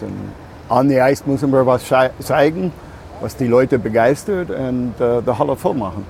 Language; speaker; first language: German; non-native, fluent; English